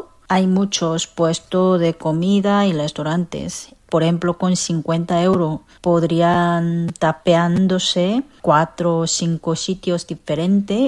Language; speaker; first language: Spanish; non-native, learner; Korean